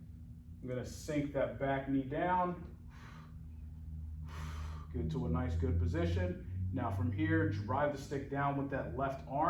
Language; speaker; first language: English; native; English